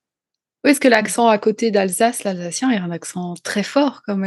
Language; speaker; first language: French; native; French